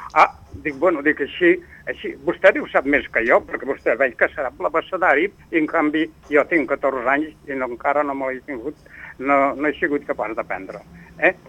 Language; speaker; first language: Catalan; non-native, local second language; Spanish